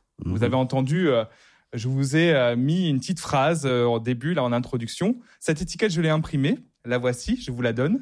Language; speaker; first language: French; native; French